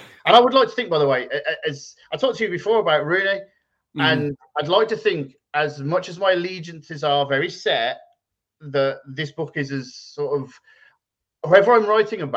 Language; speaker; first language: English; native; English